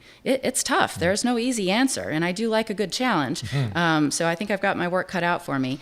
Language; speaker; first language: English; native; English